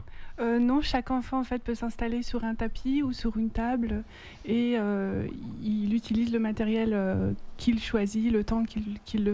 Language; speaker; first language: French; native; French